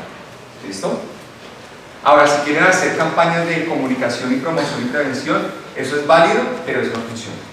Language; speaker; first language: Spanish; native; Spanish